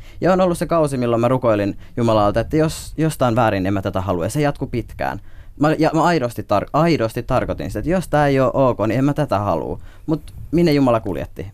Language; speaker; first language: Finnish; native; Finnish